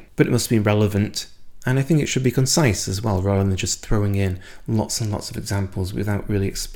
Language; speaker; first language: English; native; English